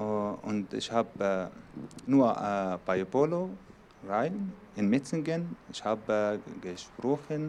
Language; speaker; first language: German; non-native, learner; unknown